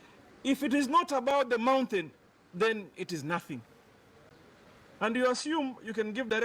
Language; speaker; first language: English; non-native, local second language; Swahili